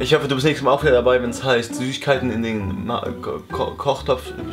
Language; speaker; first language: German; native; German